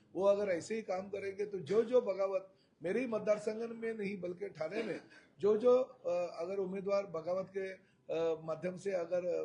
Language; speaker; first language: Hindi; non-native, local second language; Marathi